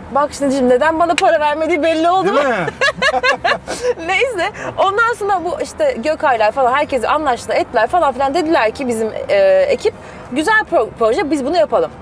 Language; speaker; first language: Turkish; early bilingual, other home language; Russian